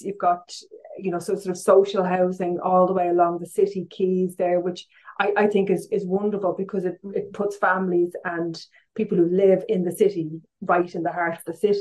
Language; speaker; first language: English; native; English